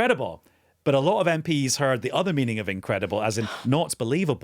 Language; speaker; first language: English; native; English